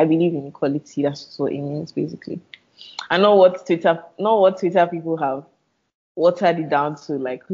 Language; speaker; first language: English; non-native, local second language; Yoruba